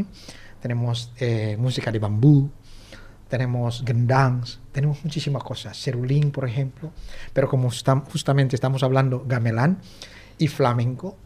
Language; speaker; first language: Spanish; non-native, fluent; Indonesian